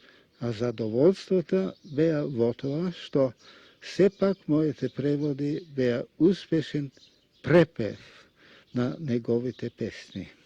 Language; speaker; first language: Macedonian; non-native, fluent; Russian